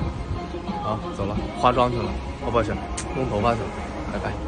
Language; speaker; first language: Chinese; native; Chinese